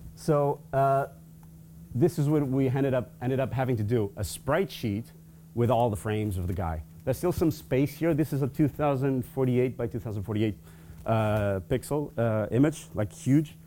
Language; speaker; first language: English; non-native, fluent; Portuguese